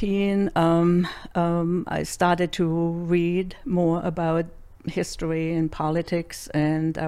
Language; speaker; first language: English; non-native, fluent; German